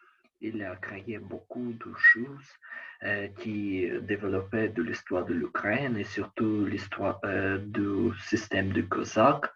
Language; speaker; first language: French; non-native, learner; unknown